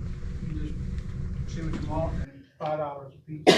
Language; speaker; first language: English; native; English